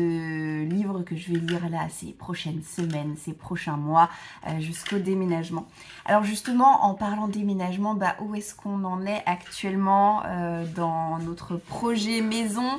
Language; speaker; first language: French; native; French